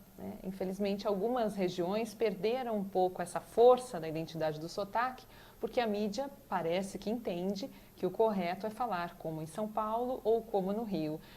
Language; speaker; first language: Portuguese; native; Portuguese